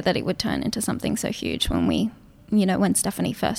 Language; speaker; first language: English; non-native, local second language; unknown